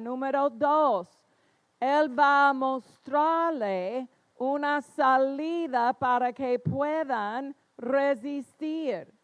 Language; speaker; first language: Spanish; non-native, fluent; English